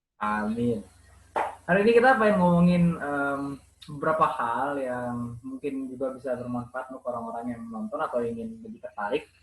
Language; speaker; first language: Indonesian; native; Indonesian